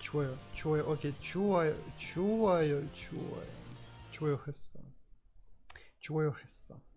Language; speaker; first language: Korean; non-native, learner; Russian